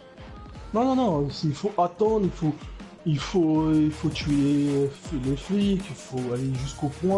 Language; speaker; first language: French; native; French